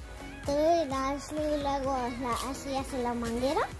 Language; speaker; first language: Spanish; early bilingual, heritage; Spanish